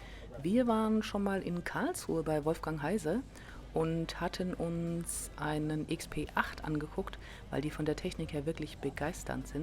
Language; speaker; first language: German; native; German